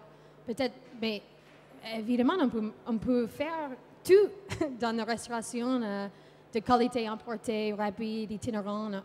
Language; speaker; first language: French; non-native, fluent; English